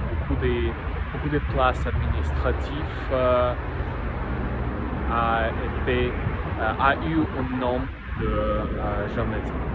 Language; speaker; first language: French; non-native, learner; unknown